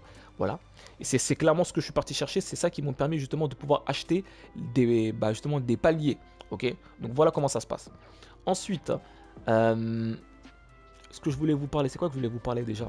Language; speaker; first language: French; native; French